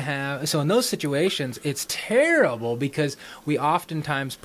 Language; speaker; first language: English; native; English